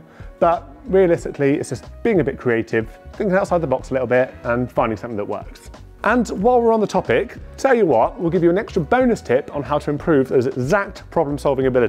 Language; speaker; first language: English; native; English